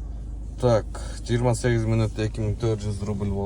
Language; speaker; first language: Russian; non-native, local second language; Kyrgyz